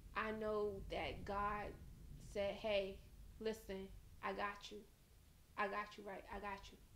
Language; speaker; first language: English; native; English